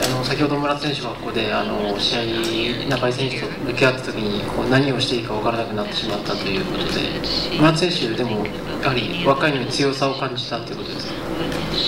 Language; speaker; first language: Japanese; native; Japanese